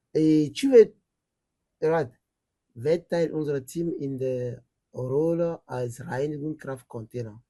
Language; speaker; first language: German; non-native, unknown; French